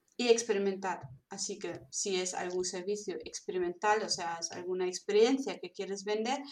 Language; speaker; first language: Spanish; non-native, fluent; German